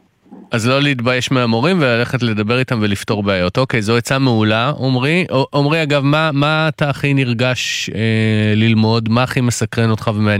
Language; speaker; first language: Hebrew; native; Hebrew